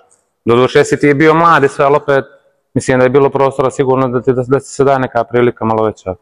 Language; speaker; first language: Bosnian; native; Bosnian